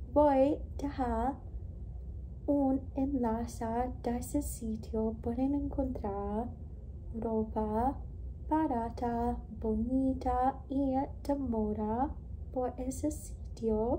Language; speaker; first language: Spanish; non-native, learner; English